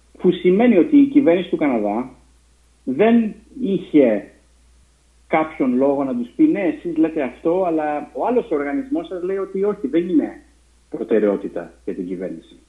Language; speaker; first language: Greek; early bilingual, heritage; Greek